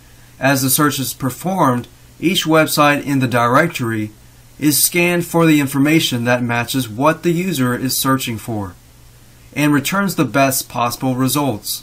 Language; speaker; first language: English; native; English